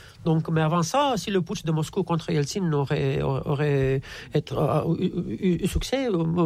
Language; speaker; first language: French; non-native, fluent; Romanian